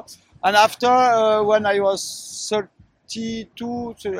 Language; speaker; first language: English; non-native, learner; French